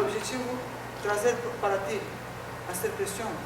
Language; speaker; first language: Spanish; non-native, learner; Portuguese